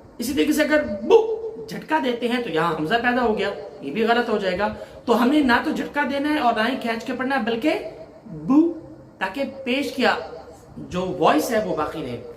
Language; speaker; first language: Urdu; native; Urdu